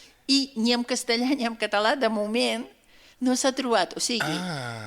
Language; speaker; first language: Catalan; non-native, fluent; Russian